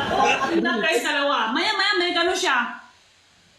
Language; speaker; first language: Filipino; non-native, learner; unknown